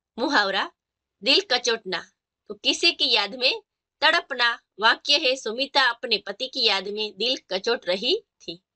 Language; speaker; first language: Hindi; non-native, local second language; Gujarati